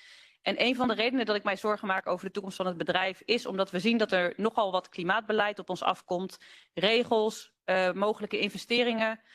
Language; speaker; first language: Dutch; native; Dutch